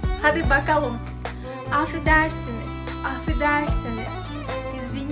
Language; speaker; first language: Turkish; non-native, fluent; Kazakh